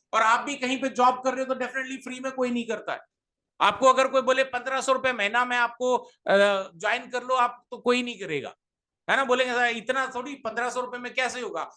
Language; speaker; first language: Hindi; native; Hindi